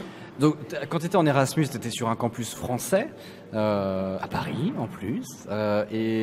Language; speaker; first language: French; native; French